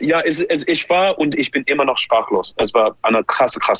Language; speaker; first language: German; non-native, learner; English